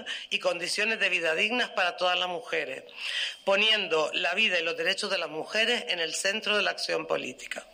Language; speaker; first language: Spanish; native; Spanish